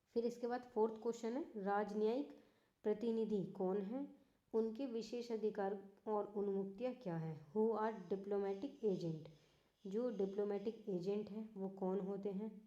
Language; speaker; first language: Hindi; native; Hindi